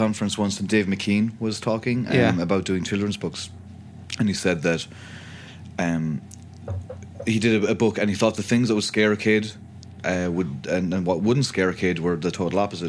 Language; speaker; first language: English; native; English